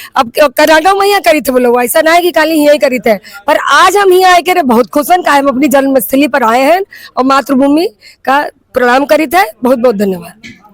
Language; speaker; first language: Hindi; native; Hindi